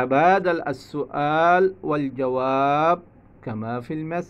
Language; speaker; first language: Arabic; non-native, fluent; Bangla